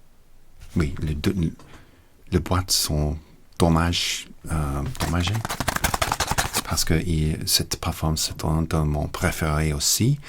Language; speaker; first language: French; non-native, learner; English